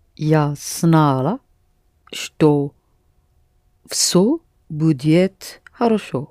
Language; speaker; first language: Russian; non-native, learner; English